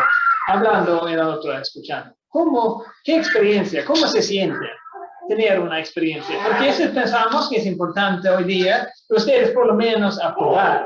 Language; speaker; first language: Spanish; non-native, fluent; Swedish